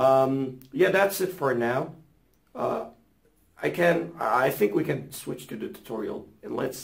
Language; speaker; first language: English; non-native, fluent; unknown